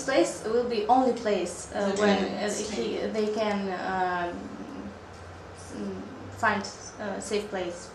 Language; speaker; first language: English; non-native, learner; Russian